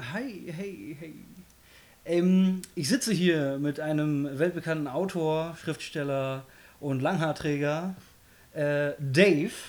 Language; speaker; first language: German; early bilingual, other home language; Polish